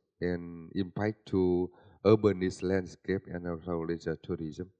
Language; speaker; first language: English; non-native, learner; Vietnamese